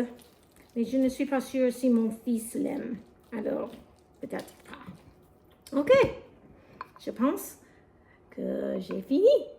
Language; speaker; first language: French; non-native, learner; English